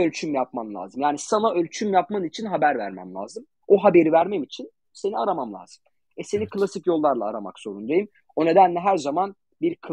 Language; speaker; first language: Turkish; native; Turkish